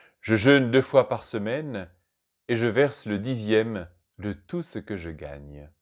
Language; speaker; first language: French; native; French